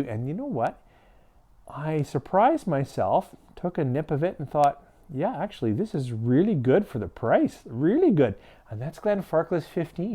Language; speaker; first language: English; native; English